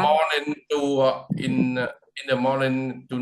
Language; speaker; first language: English; non-native, learner; Vietnamese